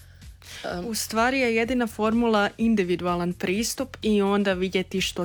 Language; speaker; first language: Croatian; native; Croatian